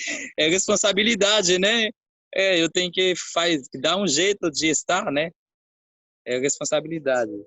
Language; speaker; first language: Portuguese; non-native, fluent; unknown